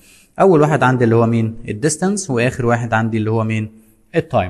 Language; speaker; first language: Arabic; native; Arabic